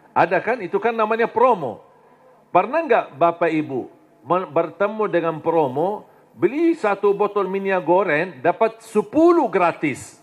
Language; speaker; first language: Indonesian; non-native, fluent; Arabic